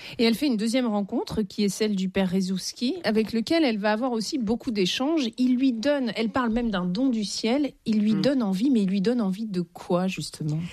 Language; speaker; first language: French; native; French